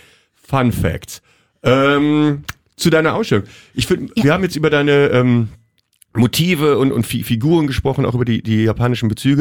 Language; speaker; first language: German; native; German